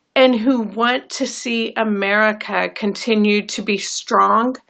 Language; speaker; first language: English; native; English